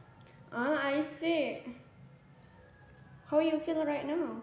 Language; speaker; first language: English; non-native, learner; Indonesian